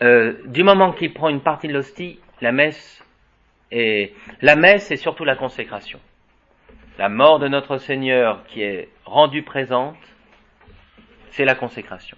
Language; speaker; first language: French; native; French